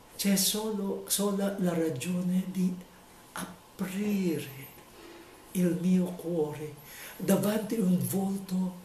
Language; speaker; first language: Italian; non-native, fluent; Filipino